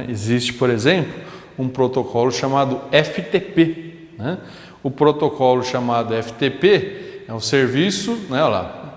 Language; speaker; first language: Portuguese; native; Portuguese